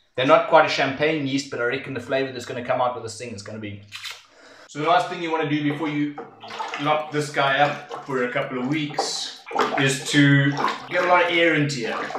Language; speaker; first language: English; native; English